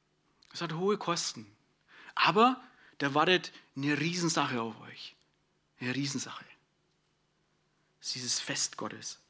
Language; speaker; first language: German; native; German